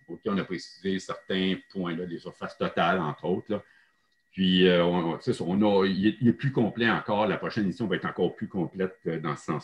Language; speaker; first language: French; native; French